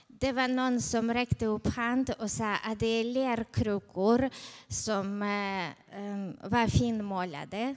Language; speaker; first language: Swedish; non-native, fluent; Ukrainian